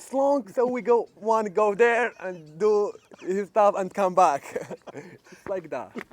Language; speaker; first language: English; non-native, learner; Arabic